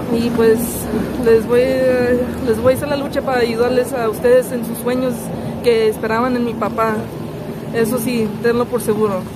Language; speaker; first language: Spanish; early bilingual, heritage; Spanish